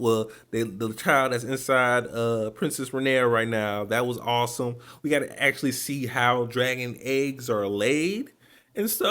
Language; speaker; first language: English; native; English